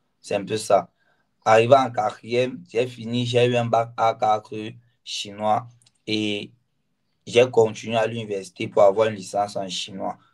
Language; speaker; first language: French; non-native, local second language; Ghomala